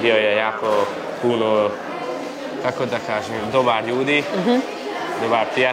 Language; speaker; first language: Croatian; non-native, local second language; Hungarian